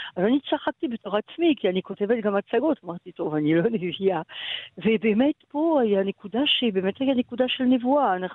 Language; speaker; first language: Hebrew; non-native, fluent; French